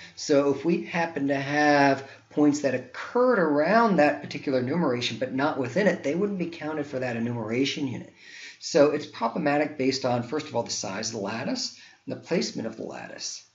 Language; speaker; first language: English; native; English